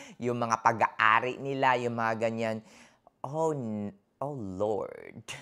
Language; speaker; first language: Filipino; native; Filipino